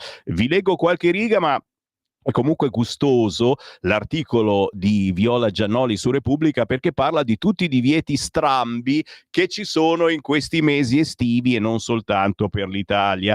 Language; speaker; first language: Italian; native; Italian